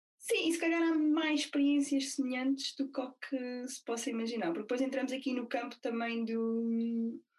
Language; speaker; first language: Portuguese; native; Portuguese